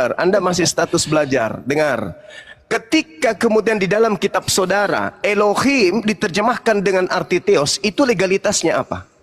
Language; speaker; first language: Indonesian; native; Indonesian